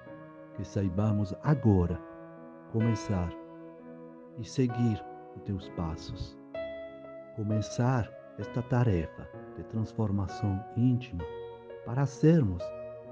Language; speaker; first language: Portuguese; native; Portuguese